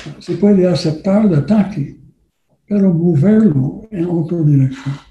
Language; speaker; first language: Spanish; non-native, learner; English